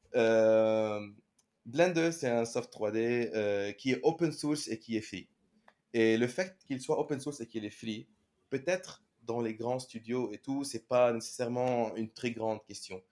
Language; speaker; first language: French; non-native, local second language; Arabic